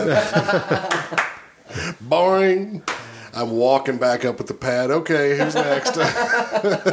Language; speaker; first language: English; native; English